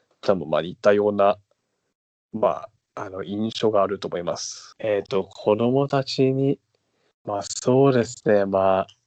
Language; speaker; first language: Japanese; non-native, fluent; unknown